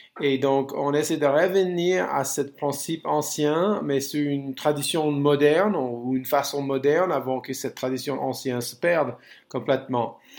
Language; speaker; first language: French; non-native, fluent; English